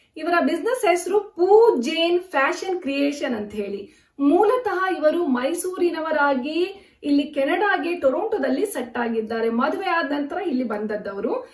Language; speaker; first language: Kannada; native; Kannada